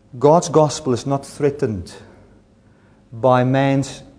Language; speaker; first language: English; non-native, local second language; Afrikaans